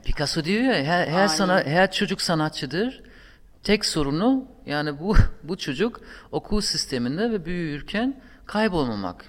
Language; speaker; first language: Turkish; non-native, fluent; German